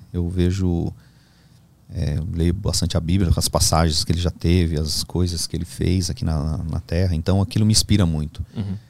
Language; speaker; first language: Portuguese; native; Portuguese